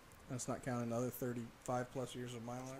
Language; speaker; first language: English; native; English